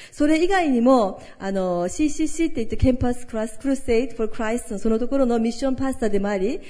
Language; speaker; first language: Japanese; early bilingual, other home language; Korean